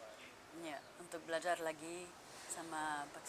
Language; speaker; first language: Indonesian; non-native, fluent; French